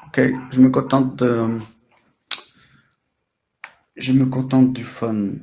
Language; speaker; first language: French; native; French